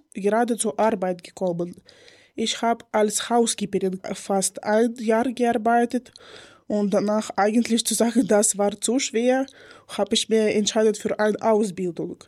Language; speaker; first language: German; non-native, learner; Ukrainian